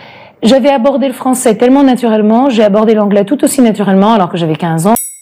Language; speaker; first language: French; early bilingual, other home language; Italian